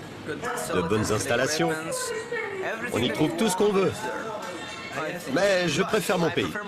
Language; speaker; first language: French; non-native, fluent; Persian